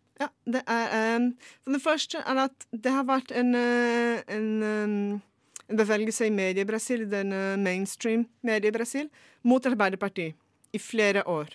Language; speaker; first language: Norwegian; non-native, fluent; Portuguese